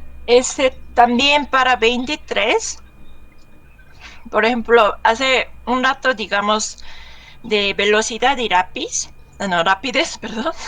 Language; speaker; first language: Spanish; non-native, learner; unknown